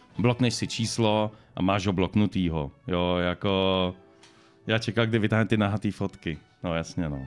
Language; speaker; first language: Czech; native; Czech